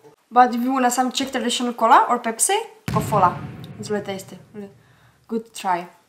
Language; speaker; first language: English; non-native, learner; Czech